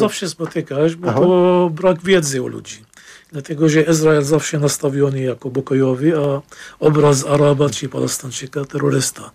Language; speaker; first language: Polish; non-native, fluent; Arabic